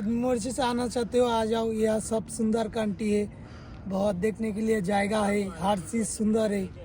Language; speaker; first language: Hindi; non-native, learner; Bangla